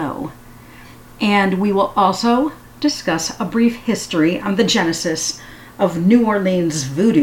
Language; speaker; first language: English; native; English